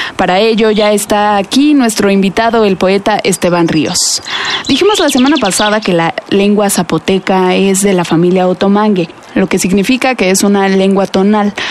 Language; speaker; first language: Spanish; native; Spanish